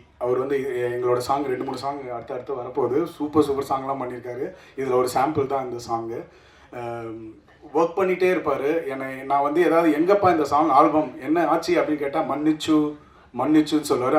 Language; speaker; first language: Tamil; native; Tamil